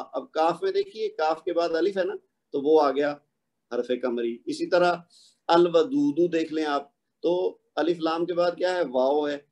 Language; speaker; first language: Urdu; native; Urdu